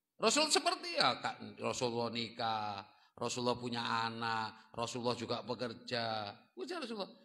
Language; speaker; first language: Indonesian; non-native, local second language; Javanese